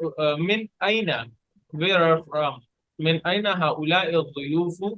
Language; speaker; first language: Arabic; non-native, fluent; Urdu